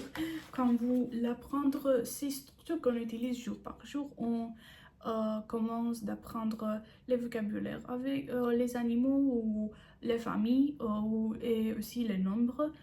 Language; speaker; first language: French; non-native, learner; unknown